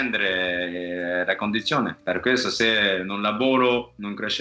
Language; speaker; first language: Italian; non-native, fluent; Japanese